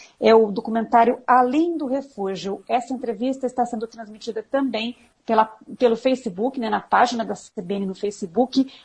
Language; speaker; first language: Portuguese; native; Portuguese